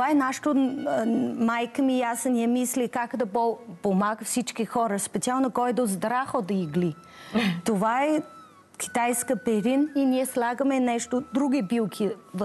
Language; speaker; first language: Bulgarian; non-native, learner; Chinese